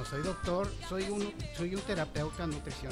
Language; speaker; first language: Spanish; native; Spanish